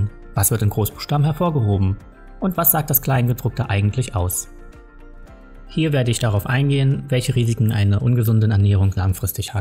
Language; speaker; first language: German; native; German